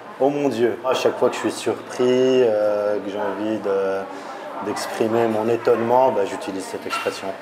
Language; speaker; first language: French; native; French